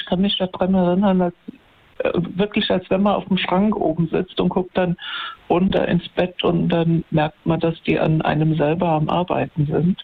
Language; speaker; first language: German; native; German